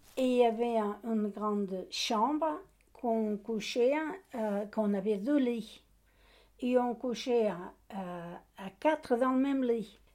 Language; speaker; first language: French; non-native, learner; Portuguese